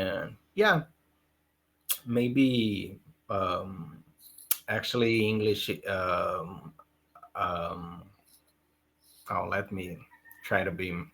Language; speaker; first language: English; non-native, learner; Portuguese